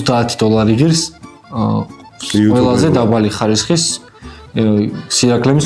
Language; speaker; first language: Georgian; native; Georgian